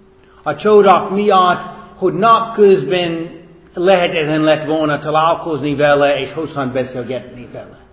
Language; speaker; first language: Hungarian; non-native, fluent; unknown